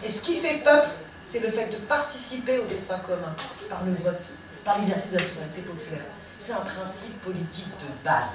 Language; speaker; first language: French; native; French